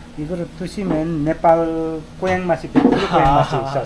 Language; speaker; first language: Korean; non-native, learner; Nepali